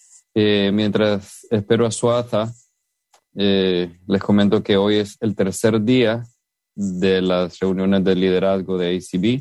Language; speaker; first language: Spanish; native; Spanish